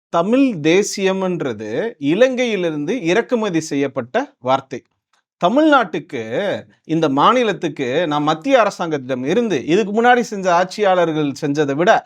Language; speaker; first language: Tamil; non-native, local second language; Telugu